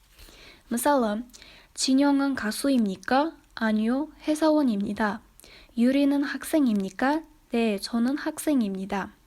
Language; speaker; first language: Korean; non-native, fluent; Kazakh